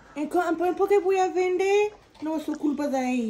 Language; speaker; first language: Spanish; non-native, learner; English